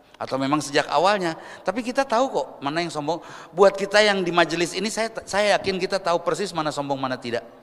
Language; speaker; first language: Indonesian; non-native, local second language; Sundanese